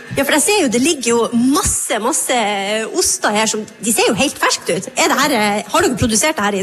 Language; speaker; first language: Norwegian; native; Norwegian